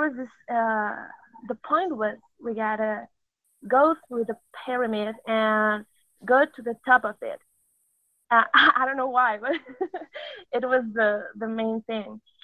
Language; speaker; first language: English; non-native, fluent; Spanish